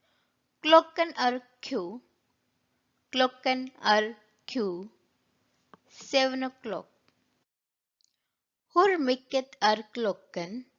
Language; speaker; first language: Swedish; non-native, learner; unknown